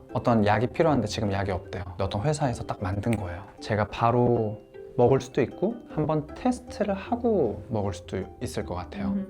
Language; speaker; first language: Korean; native; Korean